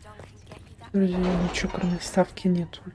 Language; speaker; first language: Russian; native; Russian